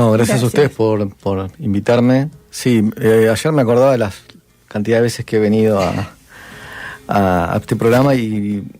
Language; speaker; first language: Spanish; native; Spanish